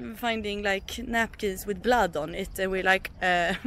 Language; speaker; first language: English; non-native, fluent; Swedish